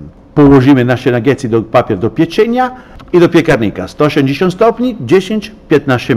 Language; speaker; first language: Polish; non-native, learner; Italian